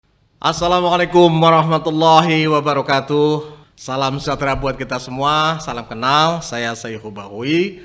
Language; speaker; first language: Indonesian; native; Indonesian